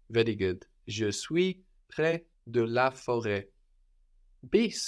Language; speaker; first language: French; non-native, fluent; English